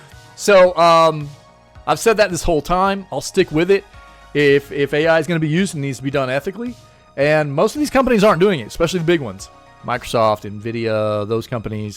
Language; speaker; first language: English; native; English